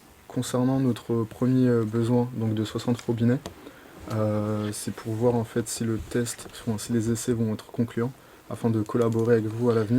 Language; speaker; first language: French; native; French